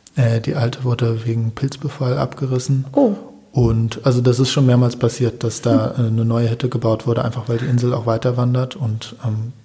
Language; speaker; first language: German; native; German